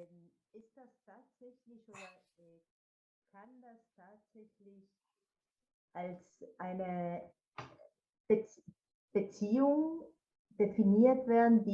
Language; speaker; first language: German; non-native, fluent; Spanish